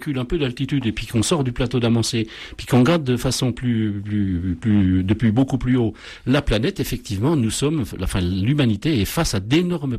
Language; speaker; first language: French; native; French